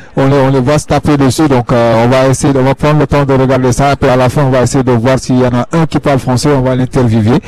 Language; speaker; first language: French; non-native, local second language; Fula